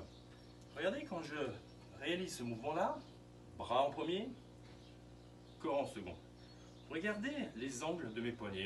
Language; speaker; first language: French; native; French